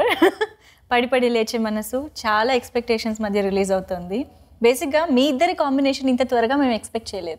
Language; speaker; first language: Telugu; native; Telugu